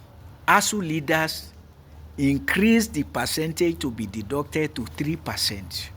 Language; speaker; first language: English; non-native, local second language; Yoruba